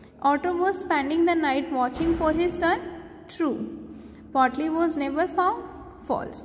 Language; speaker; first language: English; non-native, local second language; Hindi